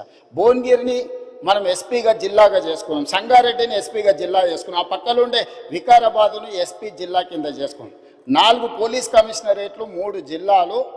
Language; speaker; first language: Telugu; native; Telugu